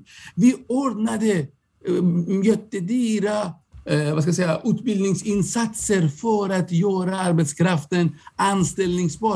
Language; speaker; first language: Swedish; non-native, fluent; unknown